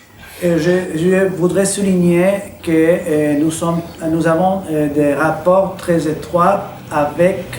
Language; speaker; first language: French; non-native, fluent; Spanish